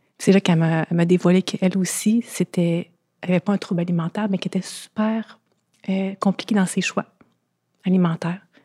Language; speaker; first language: French; native; French